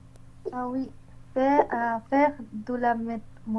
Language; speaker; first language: French; non-native, learner; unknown